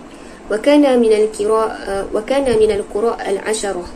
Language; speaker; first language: Arabic; non-native, learner; Malay